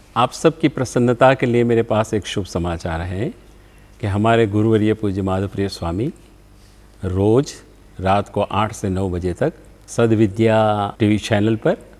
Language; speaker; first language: Hindi; non-native, local second language; Gujarati